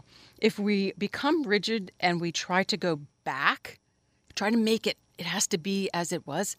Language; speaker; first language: English; native; English